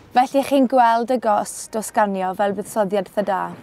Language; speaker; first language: Welsh; native; Welsh